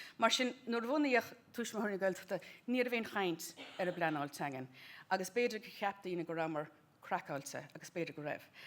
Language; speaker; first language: Irish; native; Irish